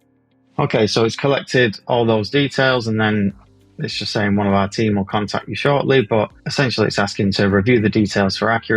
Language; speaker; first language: English; native; English